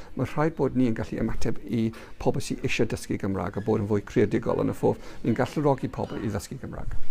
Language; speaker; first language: Welsh; non-native, local second language; English